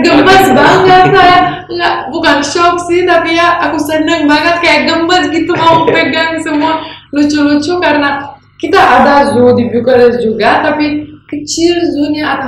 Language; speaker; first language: Indonesian; non-native, fluent; Romanian